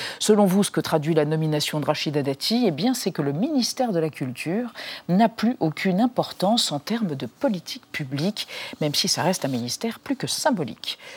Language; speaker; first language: French; native; French